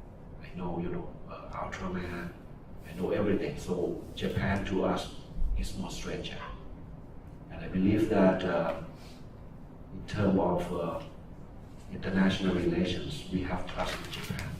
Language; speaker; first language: English; non-native, fluent; Thai